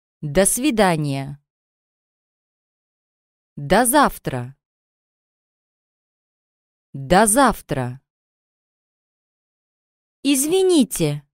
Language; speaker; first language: Russian; non-native, learner; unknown